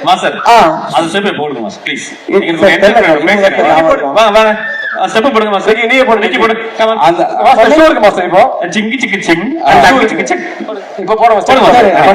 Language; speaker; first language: Tamil; native; Tamil